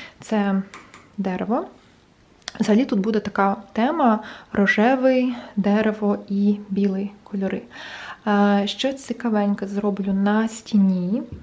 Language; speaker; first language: Ukrainian; non-native, local second language; Russian